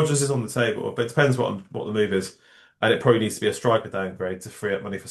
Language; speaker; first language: English; native; English